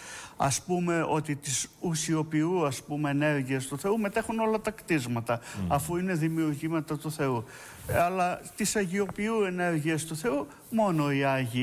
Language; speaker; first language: Greek; native; Greek